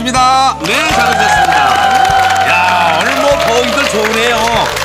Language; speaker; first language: Korean; native; Korean